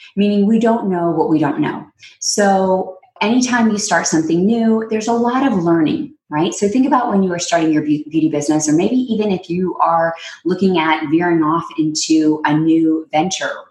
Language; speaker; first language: English; native; English